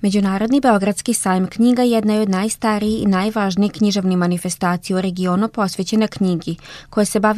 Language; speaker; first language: Serbian; native; Serbian